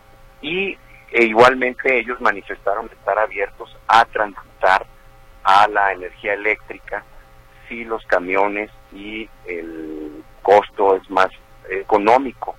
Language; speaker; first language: Spanish; native; Spanish